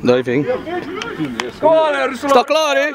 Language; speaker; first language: Dutch; native; Dutch